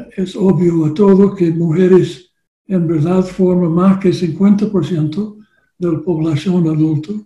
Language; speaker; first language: Spanish; non-native, learner; English